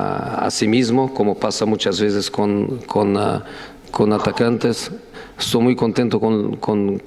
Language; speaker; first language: Spanish; non-native, fluent; Portuguese